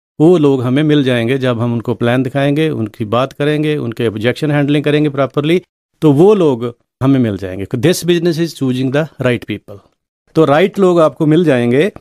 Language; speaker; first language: Hindi; non-native, local second language; Punjabi